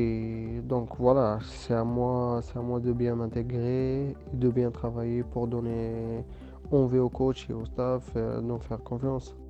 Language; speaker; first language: French; non-native, local second language; Arabic